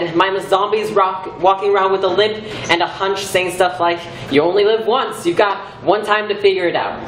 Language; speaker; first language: English; native; English